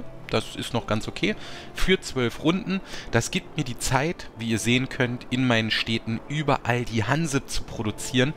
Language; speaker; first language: German; native; German